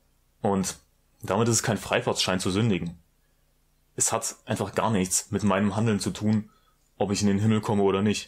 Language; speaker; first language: German; native; German